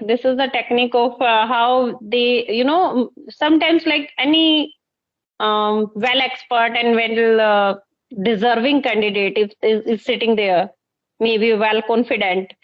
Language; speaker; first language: English; non-native, local second language; Hindi